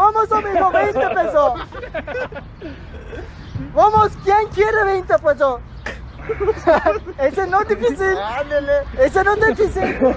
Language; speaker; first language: Spanish; non-native, learner; Turkish